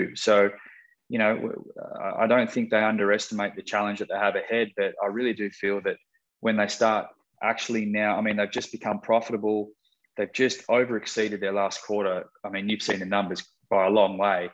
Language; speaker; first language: English; native; English